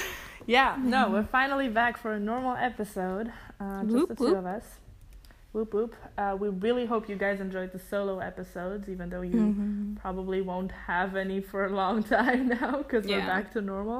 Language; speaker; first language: English; non-native, fluent; German